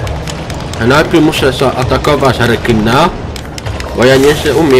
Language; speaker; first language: Polish; non-native, learner; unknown